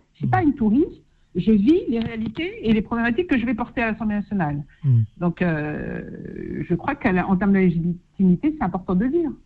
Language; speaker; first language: French; native; French